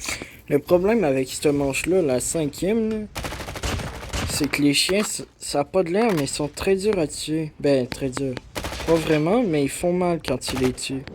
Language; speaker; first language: French; native; French